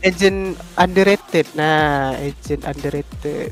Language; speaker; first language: English; non-native, local second language; Malay